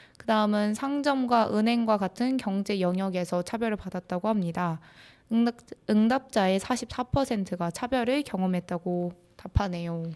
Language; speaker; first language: Korean; native; Korean